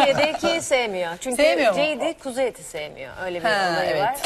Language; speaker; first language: Turkish; native; Turkish